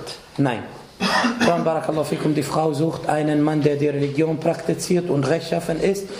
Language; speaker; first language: German; non-native, fluent; Arabic